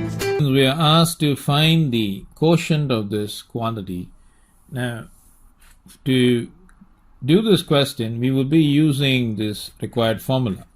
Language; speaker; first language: English; non-native, local second language; Tamil